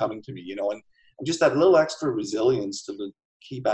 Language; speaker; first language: English; native; English